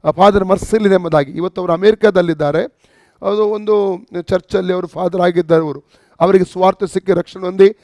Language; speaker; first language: Kannada; non-native, local second language; Konkani